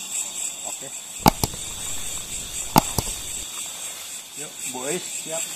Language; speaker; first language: Indonesian; native; Indonesian